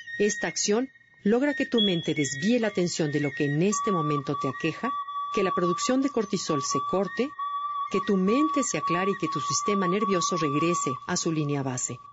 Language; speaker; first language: Spanish; native; Spanish